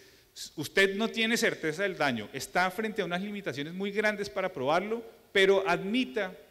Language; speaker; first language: Spanish; native; Spanish